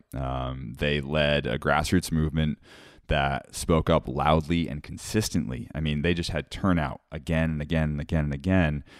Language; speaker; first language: English; native; English